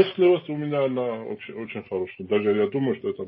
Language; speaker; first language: Russian; non-native, fluent; Georgian